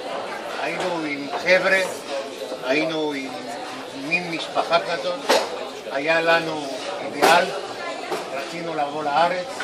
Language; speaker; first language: Hebrew; non-native, fluent; Spanish